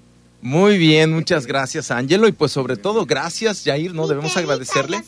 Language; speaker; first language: Spanish; native; Spanish